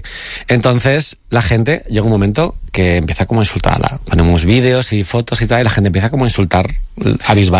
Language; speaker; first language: Spanish; native; Spanish